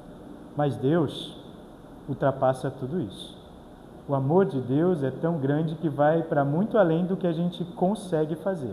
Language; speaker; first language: Portuguese; native; Portuguese